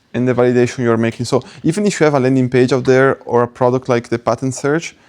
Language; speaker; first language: English; non-native, fluent; Italian